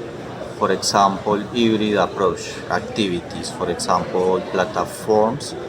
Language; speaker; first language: English; non-native, learner; Spanish